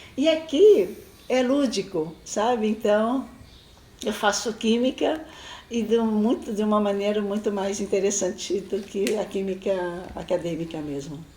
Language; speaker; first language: Portuguese; early bilingual, other home language; Chinese